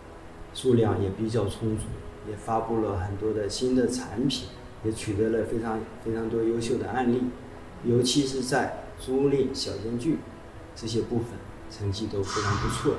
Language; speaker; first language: Chinese; native; Chinese